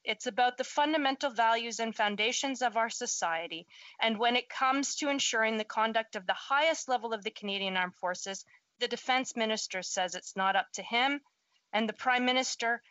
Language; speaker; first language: English; native; English